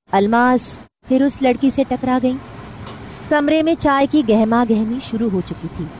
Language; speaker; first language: Urdu; non-native, local second language; Marathi